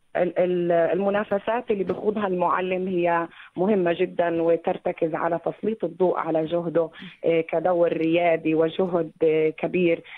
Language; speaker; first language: Arabic; native; Arabic